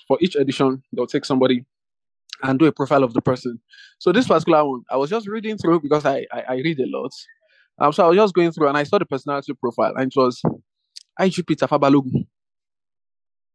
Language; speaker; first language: English; non-native, local second language; Yoruba